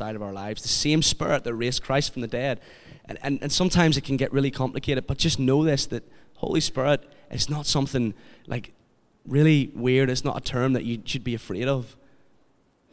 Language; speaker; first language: English; native; English